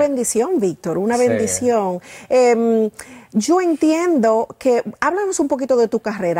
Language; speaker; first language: Spanish; native; Spanish